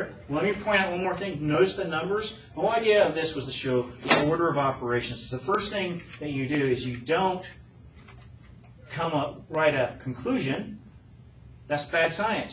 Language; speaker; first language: English; native; English